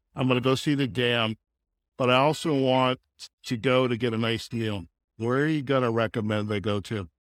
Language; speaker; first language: English; native; English